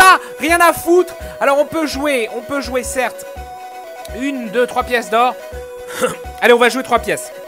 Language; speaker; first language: French; native; French